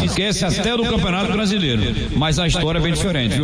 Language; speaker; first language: Portuguese; native; Portuguese